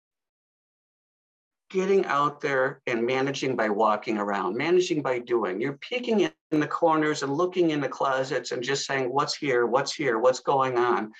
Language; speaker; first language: English; native; English